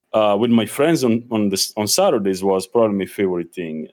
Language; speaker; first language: English; non-native, fluent; Italian